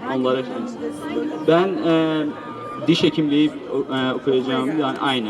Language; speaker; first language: Turkish; non-native, learner; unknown